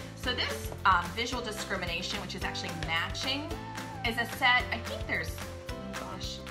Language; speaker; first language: English; native; English